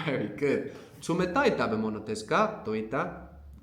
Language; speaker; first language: Japanese; non-native, fluent; English